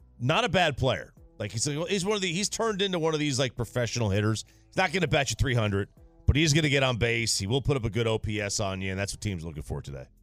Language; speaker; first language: English; native; English